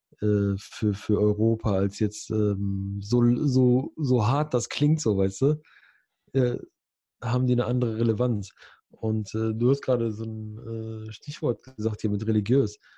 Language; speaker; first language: German; early bilingual, other home language; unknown